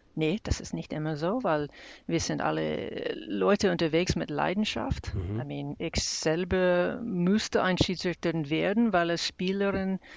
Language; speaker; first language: German; non-native, learner; English